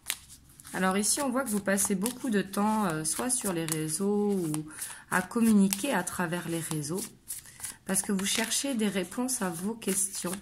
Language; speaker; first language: French; native; French